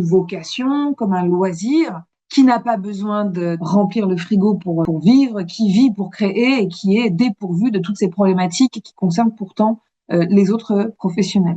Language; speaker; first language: French; native; French